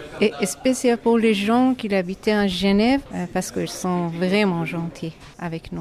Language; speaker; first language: French; non-native, learner; Persian